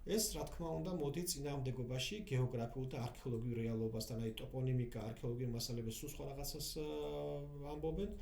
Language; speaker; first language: Georgian; native; Georgian